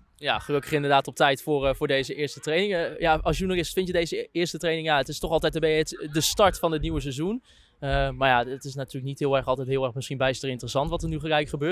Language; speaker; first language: Dutch; native; Dutch